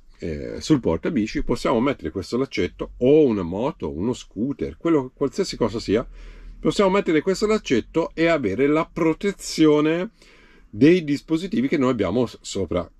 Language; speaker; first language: Italian; native; Italian